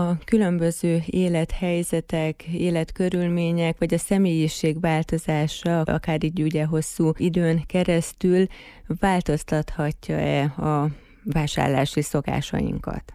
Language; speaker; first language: Hungarian; native; Hungarian